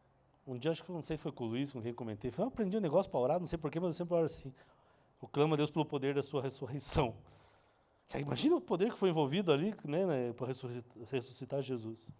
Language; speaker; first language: Portuguese; native; Portuguese